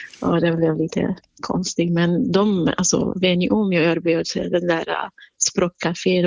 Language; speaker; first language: Swedish; non-native, fluent; Kurdish